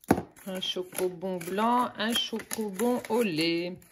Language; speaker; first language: French; native; French